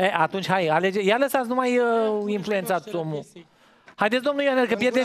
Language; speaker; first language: Romanian; native; Romanian